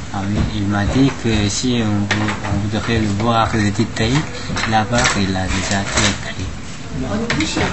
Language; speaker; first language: French; non-native, learner; Korean